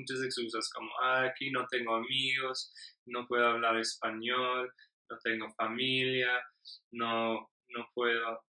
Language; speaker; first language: Spanish; non-native, learner; English